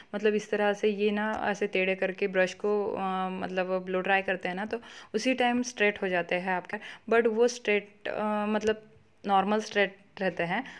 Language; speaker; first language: Hindi; non-native, local second language; Marathi